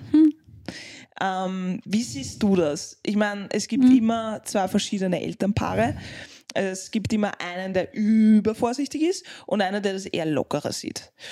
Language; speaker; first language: German; native; German